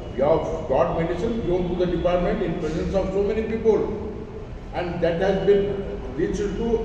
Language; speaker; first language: English; non-native, local second language; Kannada